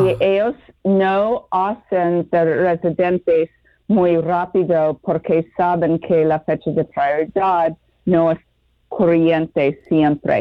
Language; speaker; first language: Spanish; non-native, learner; English